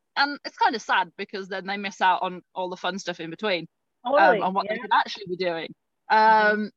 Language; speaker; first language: English; native; English